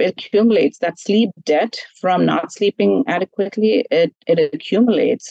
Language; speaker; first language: English; non-native, local second language; Malayalam